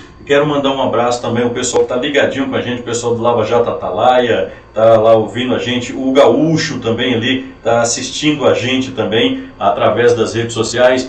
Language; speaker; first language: Portuguese; native; Portuguese